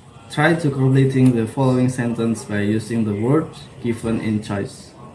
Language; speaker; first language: English; non-native, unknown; Indonesian